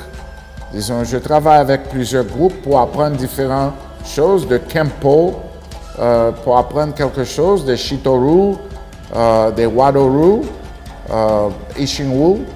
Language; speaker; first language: French; non-native, learner; Haitian Creole